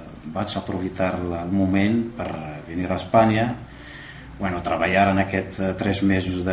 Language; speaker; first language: Catalan; non-native, fluent; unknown